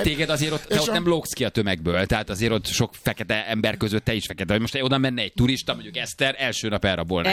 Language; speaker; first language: Hungarian; native; Hungarian